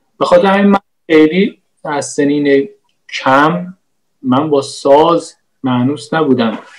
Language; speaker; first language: Persian; native; Persian